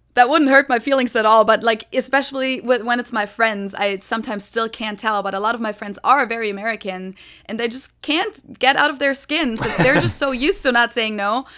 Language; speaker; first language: English; non-native, fluent; German